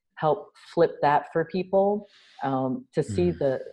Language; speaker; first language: English; native; English